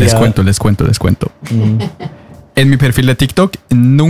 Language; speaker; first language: Spanish; non-native, fluent; Norwegian